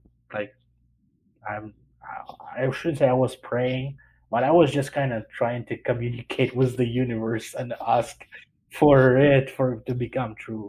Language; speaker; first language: English; non-native, fluent; Ukrainian